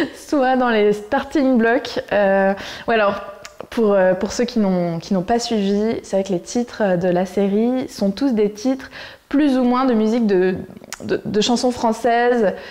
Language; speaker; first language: French; native; French